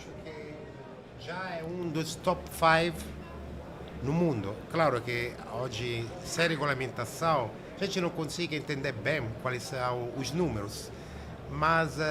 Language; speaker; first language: Portuguese; non-native, fluent; Italian